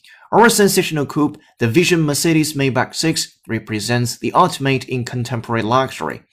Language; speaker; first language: English; non-native, fluent; Chinese